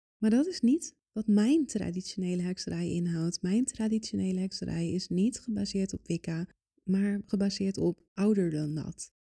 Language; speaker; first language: Dutch; native; Dutch